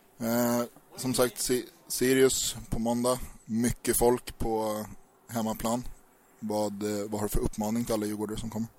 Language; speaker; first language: Swedish; native; Swedish